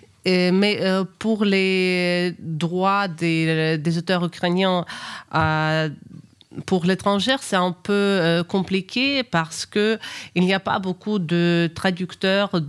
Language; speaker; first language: French; non-native, fluent; Ukrainian